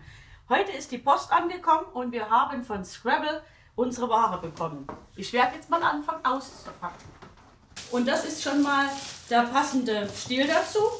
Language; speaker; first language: German; native; German